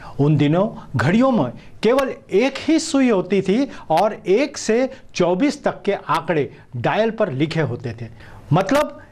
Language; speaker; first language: Hindi; non-native, local second language; Marathi